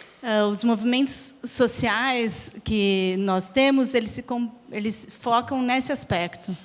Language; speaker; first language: Portuguese; native; Portuguese